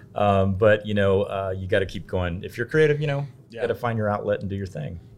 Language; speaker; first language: English; native; English